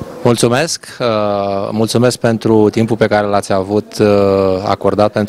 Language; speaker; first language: Romanian; native; Romanian